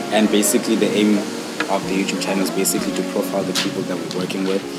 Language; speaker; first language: English; non-native, local second language; Xhosa